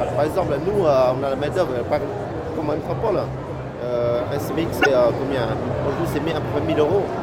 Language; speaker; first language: French; non-native, fluent; Hmong